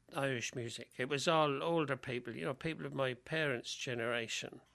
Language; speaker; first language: English; native; English